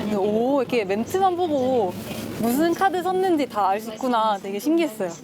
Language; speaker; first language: Korean; non-native, fluent; Swedish